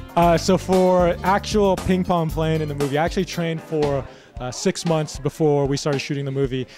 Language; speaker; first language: English; native; English